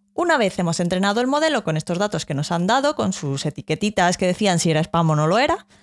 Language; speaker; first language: Spanish; native; Spanish